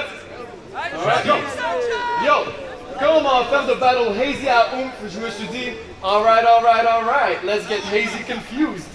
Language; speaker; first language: French; native; French